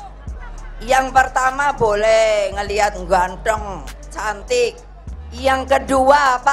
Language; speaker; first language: Indonesian; native; Indonesian